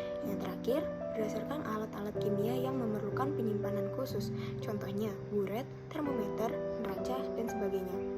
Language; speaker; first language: Malay; native; Malay